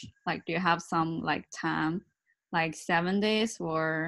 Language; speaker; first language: English; non-native, learner; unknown